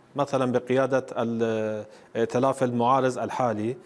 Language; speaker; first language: Arabic; non-native, fluent; Persian